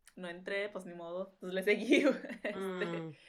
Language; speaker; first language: Spanish; early bilingual, heritage; Spanish